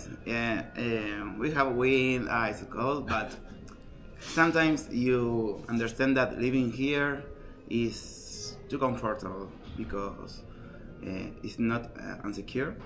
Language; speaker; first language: English; non-native, learner; Spanish